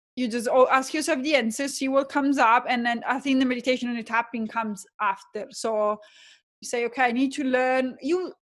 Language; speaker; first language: English; non-native, fluent; Italian